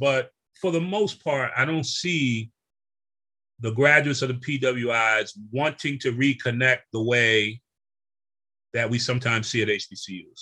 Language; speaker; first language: English; native; English